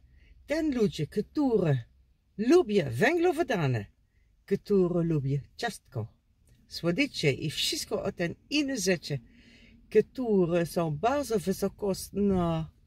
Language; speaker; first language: Polish; non-native, learner; Dutch